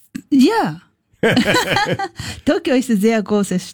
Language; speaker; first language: German; non-native, learner; Japanese